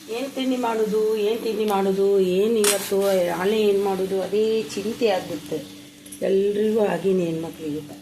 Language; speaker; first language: Kannada; non-native, local second language; Tulu